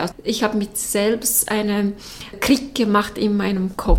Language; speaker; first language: German; non-native, learner; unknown